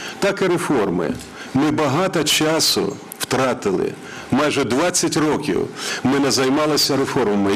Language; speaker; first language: Ukrainian; non-native, local second language; Russian